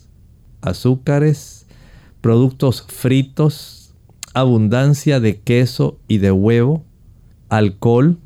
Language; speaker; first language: Spanish; native; Spanish